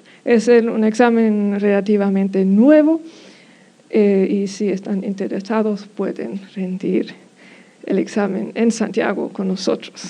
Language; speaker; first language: Spanish; non-native, fluent; German